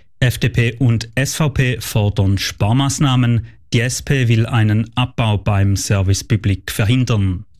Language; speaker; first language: German; native; German